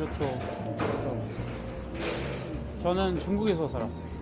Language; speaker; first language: Korean; non-native, fluent; Russian